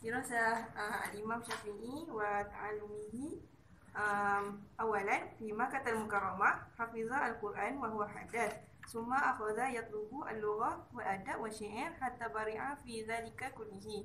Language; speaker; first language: Arabic; non-native, learner; Malay